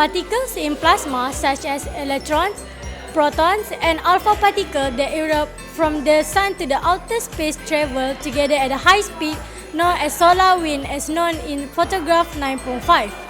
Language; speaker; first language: English; non-native, local second language; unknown